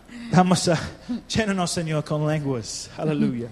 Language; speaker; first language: Spanish; non-native, learner; English